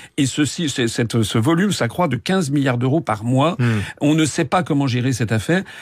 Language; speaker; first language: French; native; French